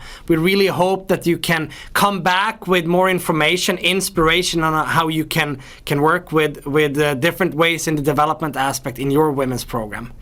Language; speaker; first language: English; non-native, fluent; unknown